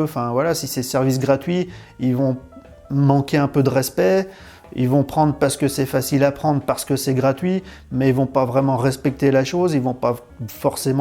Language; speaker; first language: French; native; French